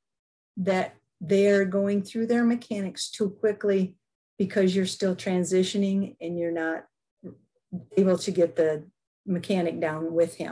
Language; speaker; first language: English; native; English